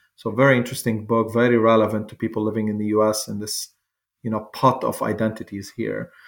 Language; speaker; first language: English; non-native, fluent; Arabic